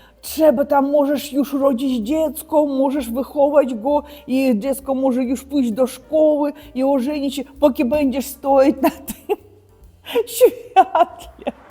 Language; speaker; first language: Polish; non-native, learner; Russian